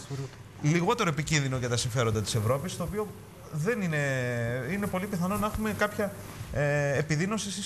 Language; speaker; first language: Greek; native; Greek